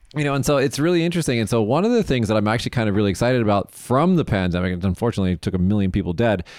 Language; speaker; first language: English; native; English